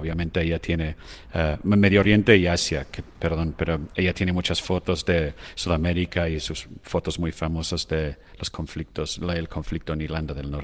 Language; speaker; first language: Spanish; non-native, fluent; English